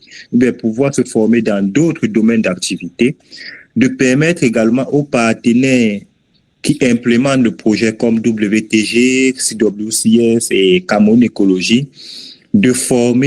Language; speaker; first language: French; native; French